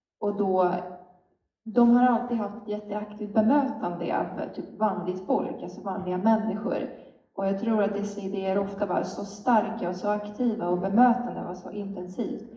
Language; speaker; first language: Swedish; non-native, learner; Ukrainian